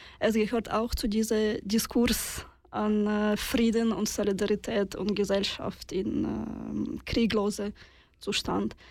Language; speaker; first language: German; non-native, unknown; Russian